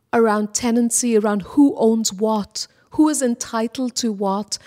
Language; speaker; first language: English; non-native, local second language; Bangla